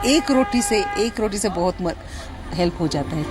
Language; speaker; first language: Hindi; non-native, local second language; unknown